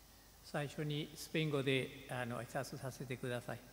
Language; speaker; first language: Japanese; non-native, fluent; Spanish